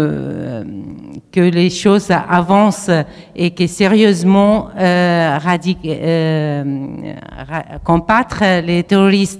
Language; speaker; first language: French; non-native, fluent; Arabic